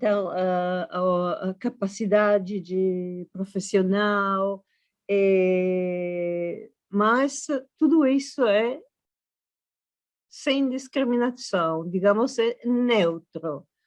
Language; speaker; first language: Portuguese; non-native, fluent; Italian